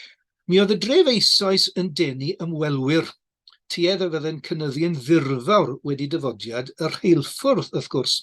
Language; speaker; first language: Welsh; native; Welsh